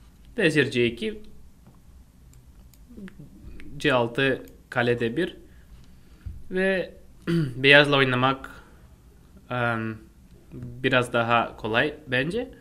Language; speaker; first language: Turkish; non-native, fluent; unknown